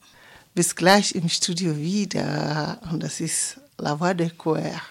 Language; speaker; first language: German; non-native, fluent; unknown